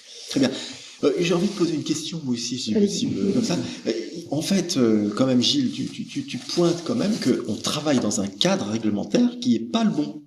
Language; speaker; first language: French; native; French